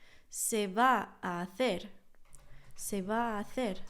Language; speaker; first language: Spanish; non-native, fluent; English